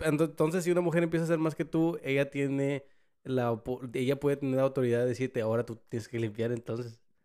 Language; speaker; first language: Spanish; early bilingual, heritage; Spanish